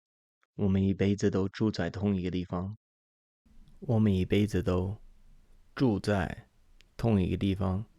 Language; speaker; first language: Chinese; non-native, fluent; English